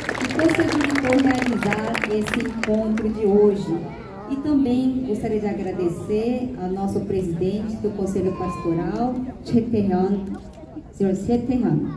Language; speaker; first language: Portuguese; early bilingual, heritage; Korean